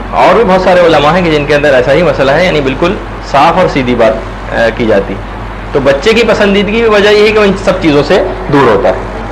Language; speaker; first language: Urdu; native; Urdu